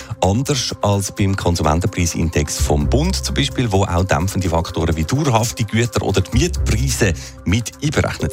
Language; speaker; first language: German; native; German